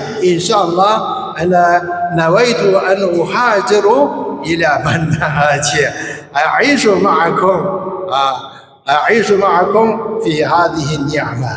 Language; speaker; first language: Arabic; non-native, fluent; Chinese